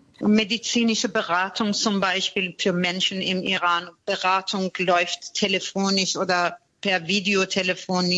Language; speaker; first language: German; non-native, fluent; Persian